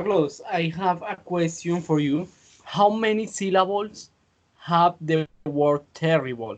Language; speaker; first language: English; non-native, fluent; Spanish